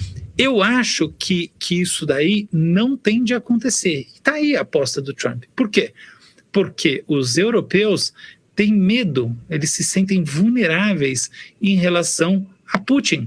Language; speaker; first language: Portuguese; native; Portuguese